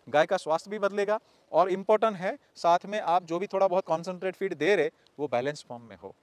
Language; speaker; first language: Hindi; non-native, local second language; Gujarati